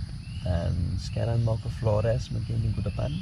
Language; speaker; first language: Indonesian; non-native, learner; English